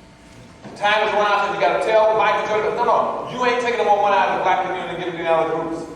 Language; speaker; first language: English; native; English